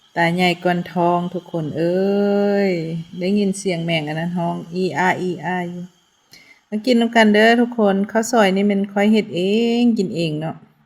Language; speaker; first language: Lao; native; Lao